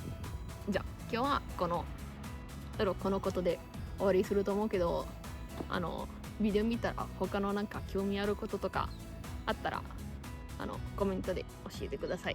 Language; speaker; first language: Japanese; non-native, fluent; Italian